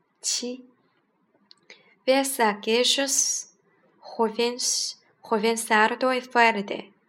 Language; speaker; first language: Spanish; non-native, learner; Chinese